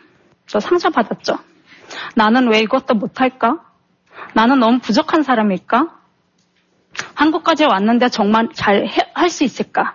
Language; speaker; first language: Korean; non-native, fluent; Turkmen